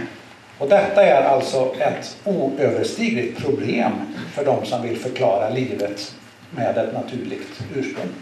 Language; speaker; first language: Swedish; native; Swedish